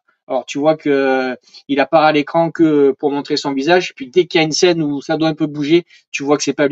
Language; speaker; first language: French; native; French